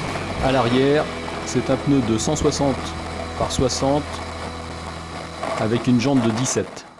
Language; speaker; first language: French; native; French